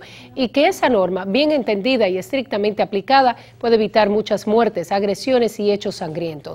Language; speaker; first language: Spanish; native; Spanish